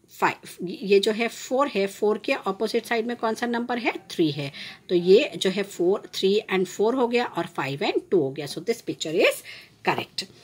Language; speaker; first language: Hindi; non-native, local second language; Gujarati